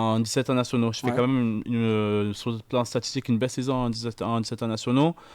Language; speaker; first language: French; native; French